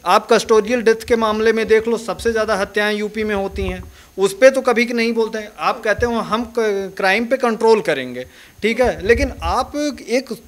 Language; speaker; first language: Hindi; native; Hindi